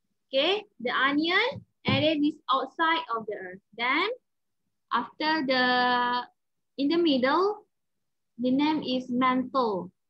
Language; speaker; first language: English; non-native, local second language; Malay